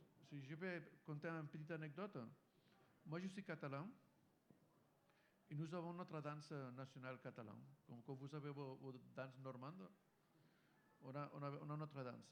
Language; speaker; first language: French; non-native, fluent; Spanish